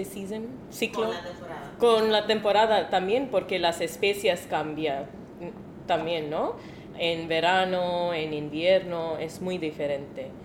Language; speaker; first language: Spanish; non-native, learner; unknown